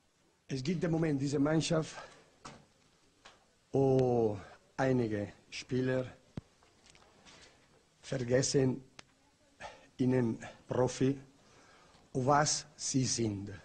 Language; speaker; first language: German; non-native, learner; Italian